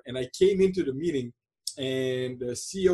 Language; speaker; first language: English; non-native, fluent; Croatian